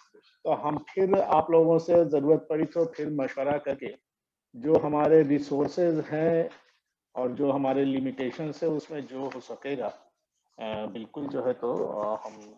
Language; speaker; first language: Urdu; native; Urdu